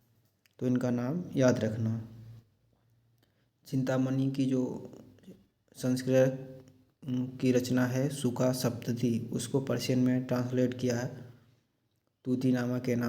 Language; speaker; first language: Hindi; native; Hindi